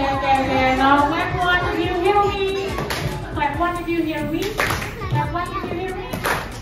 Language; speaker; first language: English; non-native, fluent; Indonesian